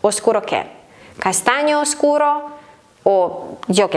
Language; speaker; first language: Spanish; non-native, fluent; Ukrainian